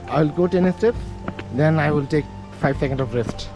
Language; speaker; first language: English; non-native, local second language; Bangla